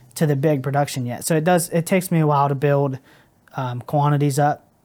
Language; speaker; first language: English; native; English